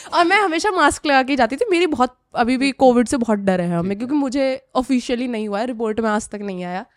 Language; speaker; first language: Hindi; native; Hindi